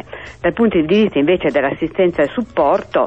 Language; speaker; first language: Italian; native; Italian